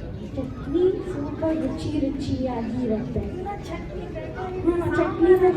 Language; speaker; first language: Kannada; early bilingual, heritage; Kannada